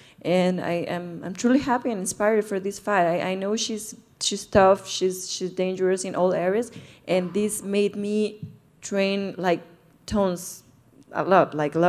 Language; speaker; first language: English; non-native, fluent; Spanish